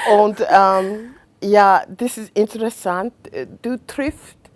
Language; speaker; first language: German; non-native, learner; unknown